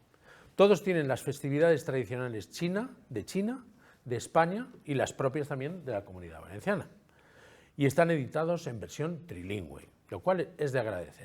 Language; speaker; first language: Spanish; native; Spanish